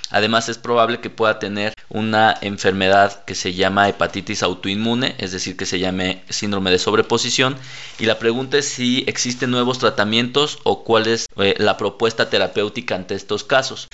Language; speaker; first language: Spanish; native; Spanish